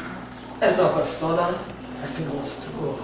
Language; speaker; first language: Spanish; non-native, learner; English